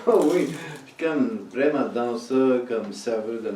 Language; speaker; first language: French; early bilingual, heritage; French